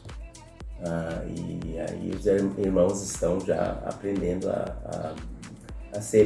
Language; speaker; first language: Portuguese; non-native, fluent; Spanish